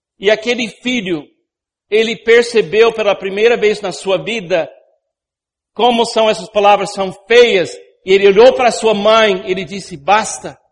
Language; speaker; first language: Portuguese; non-native, fluent; English